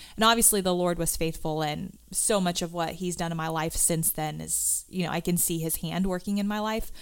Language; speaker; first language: English; native; English